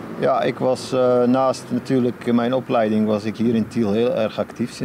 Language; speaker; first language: Dutch; early bilingual, other home language; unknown